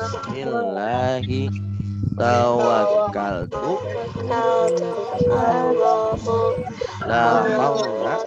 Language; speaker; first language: Indonesian; native; Indonesian